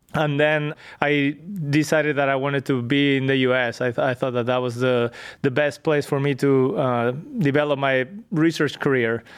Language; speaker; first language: English; non-native, fluent; Spanish